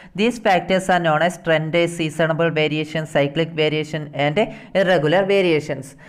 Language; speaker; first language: English; non-native, local second language; Malayalam